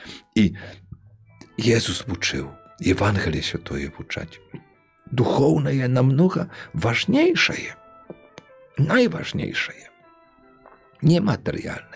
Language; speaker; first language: Polish; non-native, local second language; Belarusian